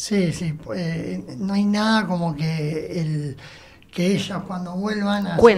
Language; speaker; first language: Spanish; native; Spanish